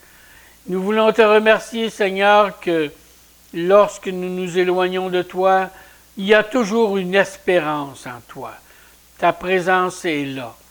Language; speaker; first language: French; native; French